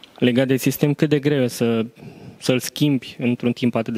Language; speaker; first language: Romanian; native; Romanian